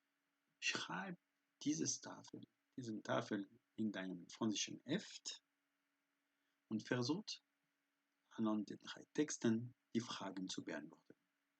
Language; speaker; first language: German; non-native, fluent; French